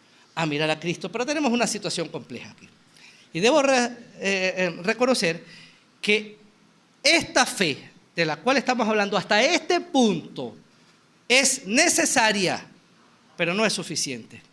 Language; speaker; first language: Spanish; native; Spanish